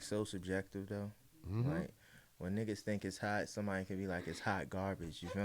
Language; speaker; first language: English; native; English